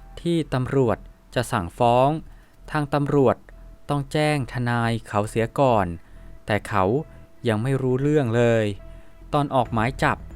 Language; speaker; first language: Thai; native; Thai